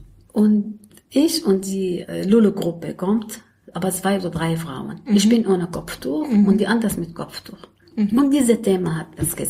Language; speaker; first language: German; non-native, learner; Arabic